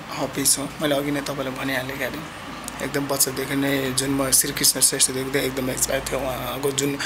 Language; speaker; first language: Nepali; non-native, local second language; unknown